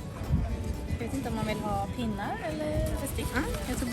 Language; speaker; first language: Swedish; native; Swedish